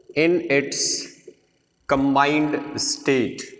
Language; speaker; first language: English; non-native, local second language; Hindi